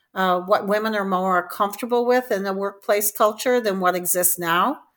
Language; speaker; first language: English; native; English